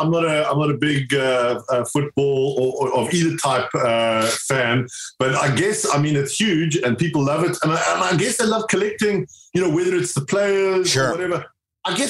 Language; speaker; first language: English; native; English